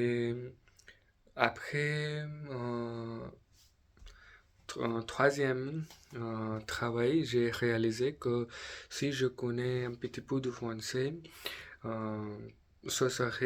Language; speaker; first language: French; non-native, learner; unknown